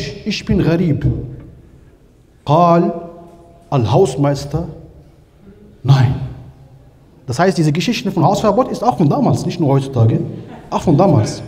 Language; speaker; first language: German; non-native, learner; Arabic